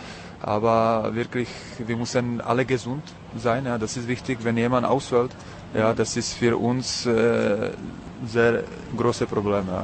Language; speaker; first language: German; non-native, learner; Czech